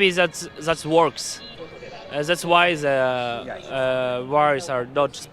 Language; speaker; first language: English; non-native, learner; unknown